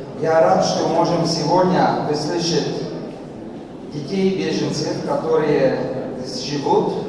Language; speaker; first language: Russian; non-native, learner; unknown